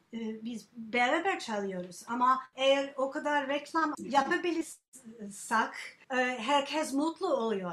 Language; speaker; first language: Turkish; non-native, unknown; English